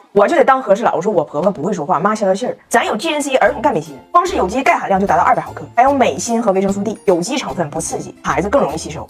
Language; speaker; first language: Chinese; native; Chinese